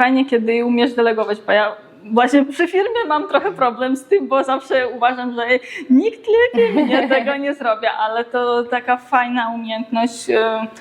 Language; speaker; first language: Polish; native; Polish